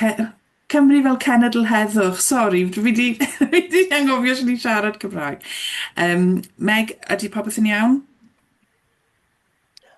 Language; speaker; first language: Welsh; non-native, fluent; English